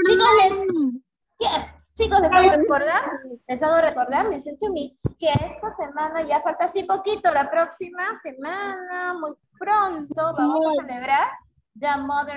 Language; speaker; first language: Spanish; native; Spanish